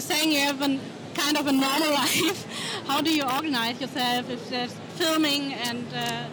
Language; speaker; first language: English; non-native, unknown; German